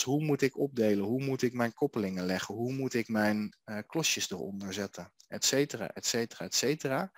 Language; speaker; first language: Dutch; native; Dutch